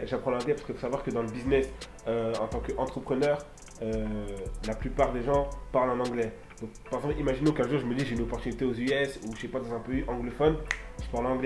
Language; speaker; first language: French; native; French